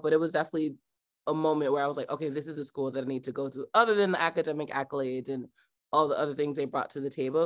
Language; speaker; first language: English; native; English